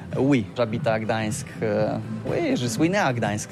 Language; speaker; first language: French; non-native, learner; Polish